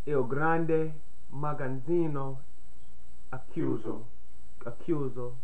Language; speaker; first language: Italian; non-native, learner; English